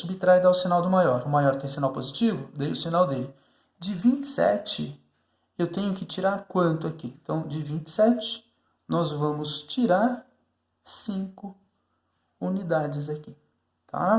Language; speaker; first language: Portuguese; native; Portuguese